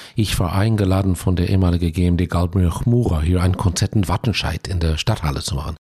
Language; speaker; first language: German; non-native, fluent; English